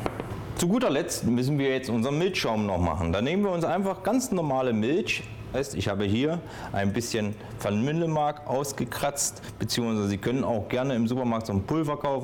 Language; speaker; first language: German; native; German